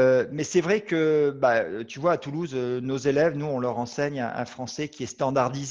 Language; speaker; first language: French; native; French